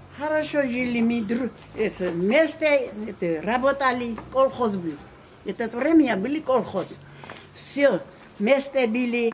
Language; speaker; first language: Russian; non-native, local second language; Turkish